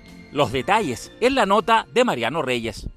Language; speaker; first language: Spanish; native; Spanish